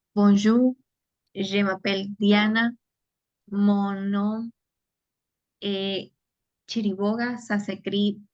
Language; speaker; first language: French; non-native, learner; Spanish